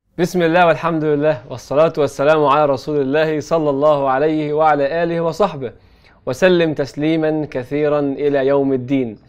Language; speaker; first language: Arabic; native; Arabic